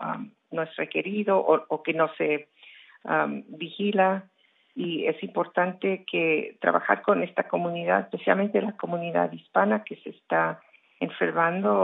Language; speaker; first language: Spanish; early bilingual, heritage; Spanish